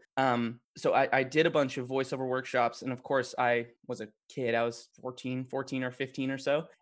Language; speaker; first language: English; native; English